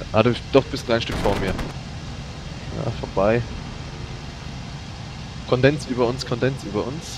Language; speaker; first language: German; native; German